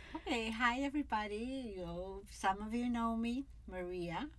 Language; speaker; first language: English; early bilingual, other home language; Spanish